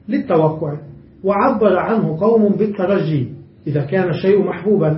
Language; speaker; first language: Arabic; native; Arabic